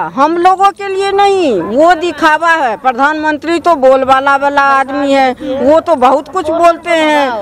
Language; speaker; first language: Hindi; native; Hindi